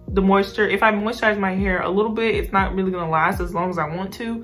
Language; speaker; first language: English; native; English